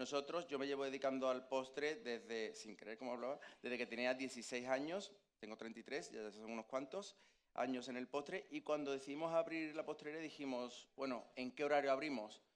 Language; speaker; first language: Spanish; native; Spanish